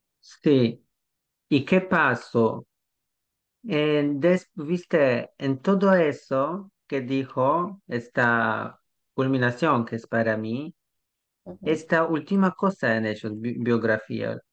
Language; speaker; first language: Spanish; non-native, learner; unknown